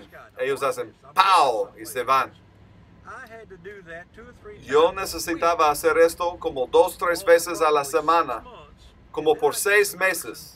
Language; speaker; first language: Spanish; non-native, learner; English